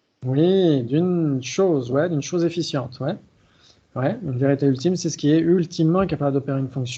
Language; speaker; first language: French; native; French